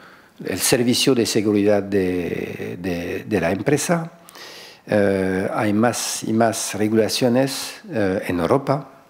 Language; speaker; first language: Spanish; non-native, fluent; French